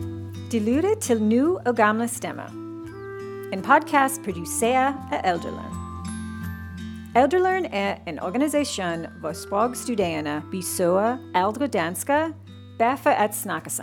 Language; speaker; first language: Danish; non-native, learner; English